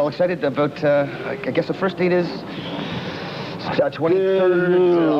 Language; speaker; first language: English; native; English